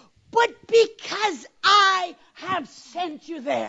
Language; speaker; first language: English; native; English